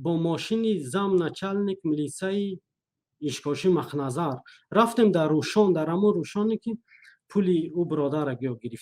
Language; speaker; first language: Persian; non-native, local second language; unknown